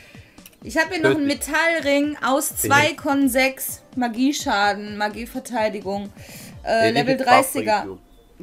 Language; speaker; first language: German; native; German